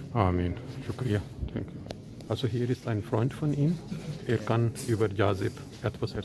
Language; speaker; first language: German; non-native, learner; Urdu